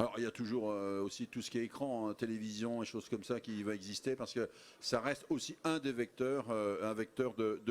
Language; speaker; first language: French; native; French